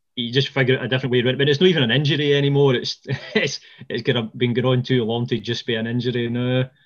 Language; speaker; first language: English; native; English